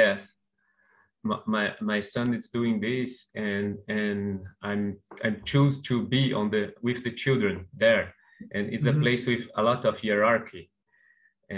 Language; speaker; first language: English; non-native, learner; Portuguese